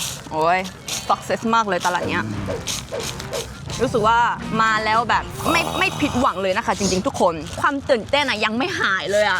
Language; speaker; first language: Thai; non-native, fluent; Korean